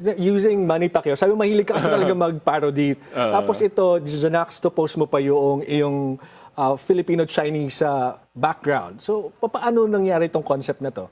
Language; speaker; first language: Filipino; native; Filipino